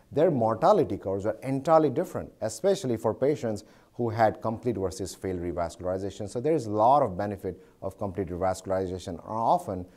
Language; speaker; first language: English; non-native, local second language; Gujarati